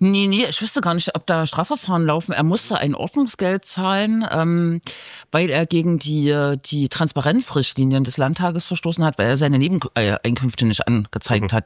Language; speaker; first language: German; native; German